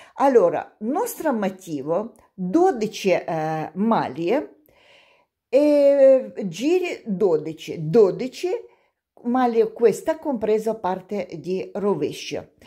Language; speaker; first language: Italian; non-native, learner; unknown